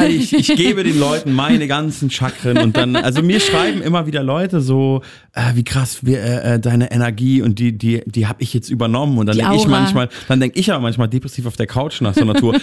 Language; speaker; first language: German; native; German